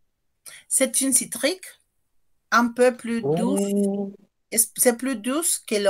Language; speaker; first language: French; non-native, fluent; Spanish